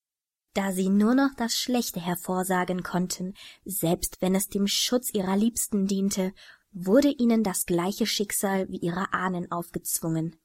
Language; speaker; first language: German; native; German